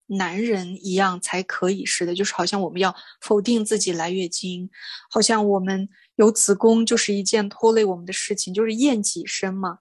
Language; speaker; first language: Chinese; non-native, local second language; Mongolian